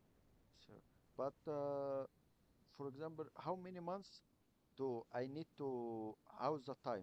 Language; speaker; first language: English; non-native, learner; Arabic